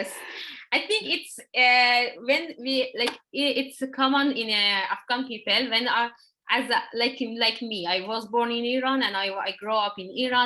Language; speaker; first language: English; non-native, learner; Persian